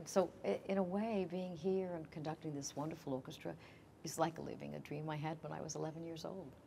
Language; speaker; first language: English; native; English